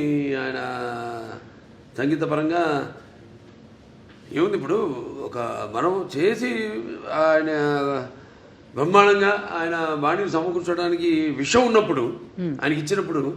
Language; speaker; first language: Telugu; native; Telugu